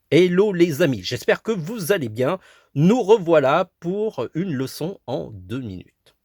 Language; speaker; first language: French; native; French